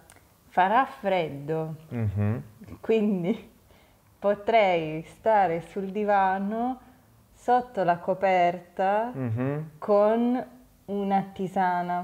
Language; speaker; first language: Italian; non-native, fluent; English